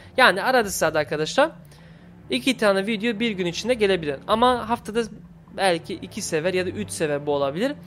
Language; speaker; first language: Turkish; early bilingual, heritage; Turkish